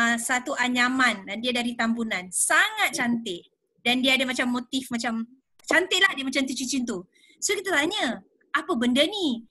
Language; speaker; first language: Malay; non-native, local second language; English